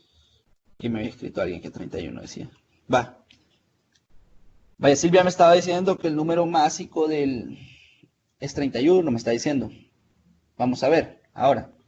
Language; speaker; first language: Spanish; native; Spanish